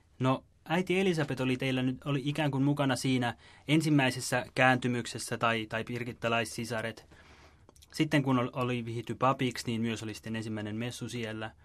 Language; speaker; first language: Finnish; native; Finnish